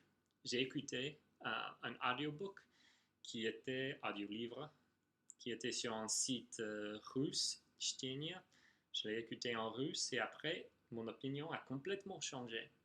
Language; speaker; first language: French; non-native, fluent; English